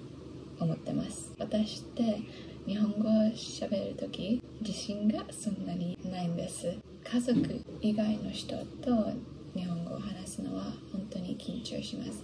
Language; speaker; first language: Japanese; early bilingual, heritage; English